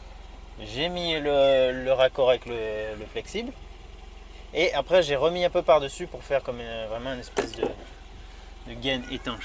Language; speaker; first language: French; native; French